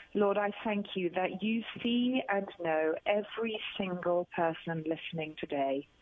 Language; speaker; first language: English; native; English